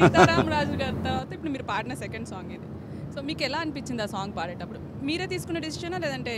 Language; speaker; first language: Telugu; native; Telugu